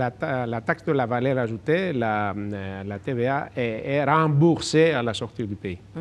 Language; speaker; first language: French; non-native, fluent; Greek